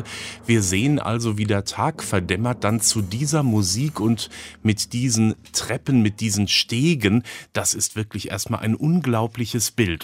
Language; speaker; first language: German; native; German